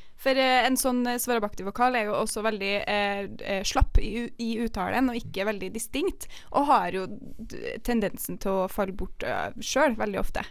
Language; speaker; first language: Norwegian; native; Norwegian